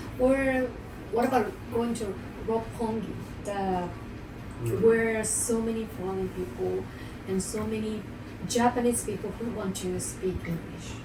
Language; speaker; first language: English; non-native, learner; Japanese